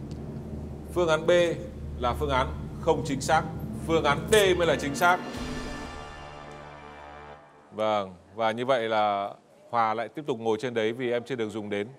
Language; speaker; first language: Vietnamese; native; Vietnamese